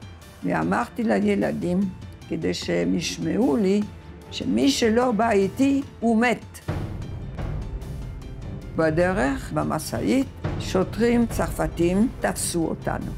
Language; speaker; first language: Hebrew; non-native, fluent; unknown